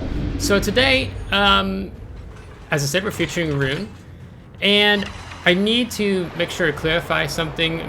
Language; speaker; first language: English; native; English